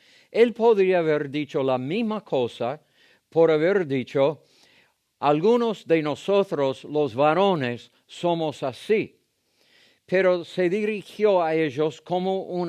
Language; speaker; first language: Spanish; non-native, fluent; English